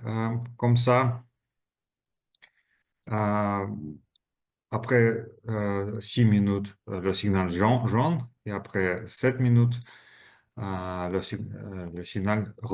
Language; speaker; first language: French; non-native, learner; Russian